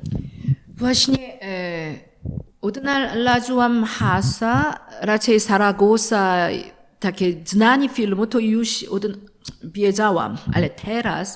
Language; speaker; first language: Polish; non-native, learner; Korean